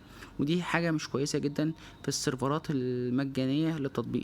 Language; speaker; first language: Arabic; native; Arabic